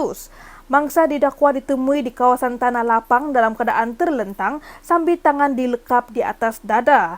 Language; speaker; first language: Malay; native; Malay